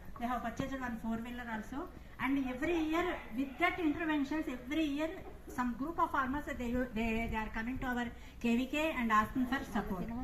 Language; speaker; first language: English; non-native, local second language; Telugu